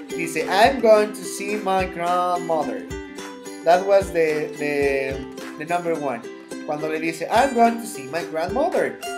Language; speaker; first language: English; non-native, fluent; Spanish